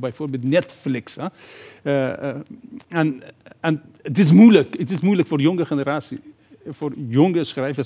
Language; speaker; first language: Dutch; non-native, fluent; Persian